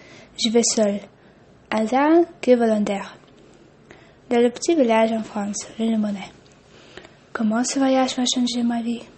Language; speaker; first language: French; non-native, learner; Russian